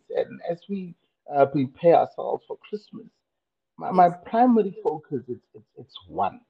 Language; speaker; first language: English; non-native, local second language; Tswana